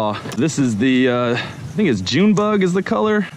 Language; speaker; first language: English; native; English